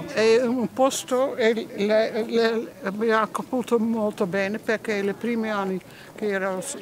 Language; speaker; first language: Italian; non-native, learner; Dutch